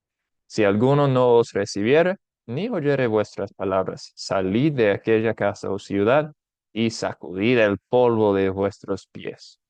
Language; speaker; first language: Spanish; non-native, fluent; English